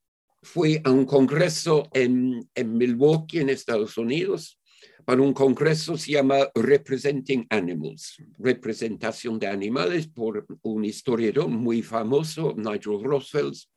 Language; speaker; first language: Spanish; non-native, fluent; English